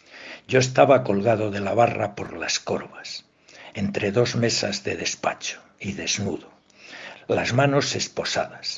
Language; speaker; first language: Spanish; native; Spanish